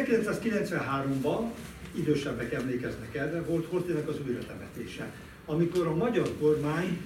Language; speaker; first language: Hungarian; native; Hungarian